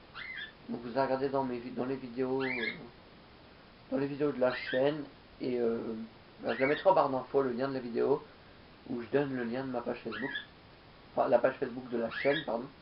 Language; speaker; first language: French; native; French